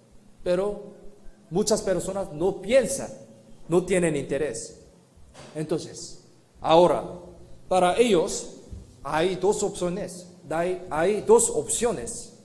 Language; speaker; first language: Spanish; non-native, fluent; Korean